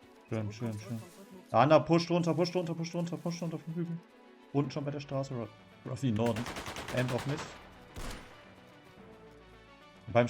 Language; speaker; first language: German; native; German